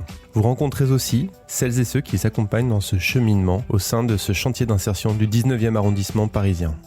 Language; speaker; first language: French; native; French